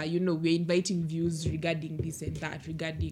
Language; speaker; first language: English; non-native, local second language; Luo (Kenya and Tanzania)